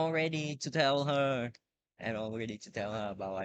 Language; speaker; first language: English; non-native, learner; Vietnamese